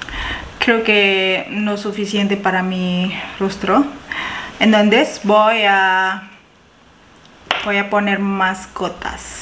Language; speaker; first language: Spanish; non-native, learner; Indonesian